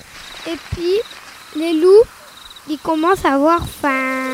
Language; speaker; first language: French; native; French